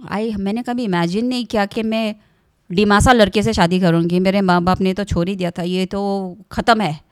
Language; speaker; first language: Hindi; non-native, local second language; Assamese